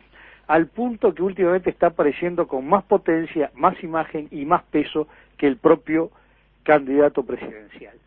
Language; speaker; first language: Spanish; native; Spanish